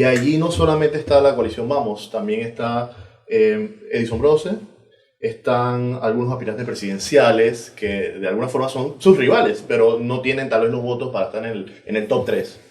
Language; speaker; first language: Spanish; native; Spanish